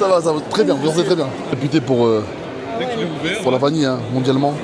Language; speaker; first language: French; native; French